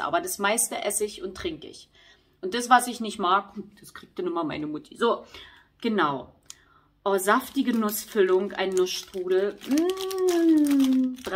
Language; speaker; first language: German; native; German